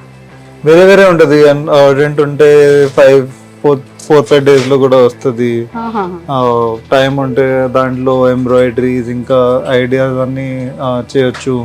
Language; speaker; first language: Telugu; non-native, local second language; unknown